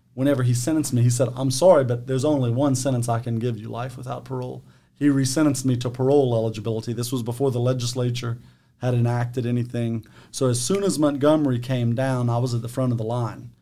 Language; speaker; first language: English; native; English